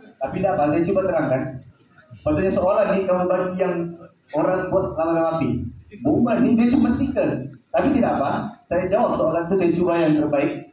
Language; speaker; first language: Malay; native; Malay